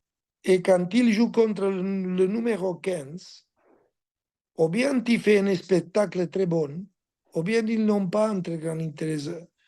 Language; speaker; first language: French; non-native, fluent; Spanish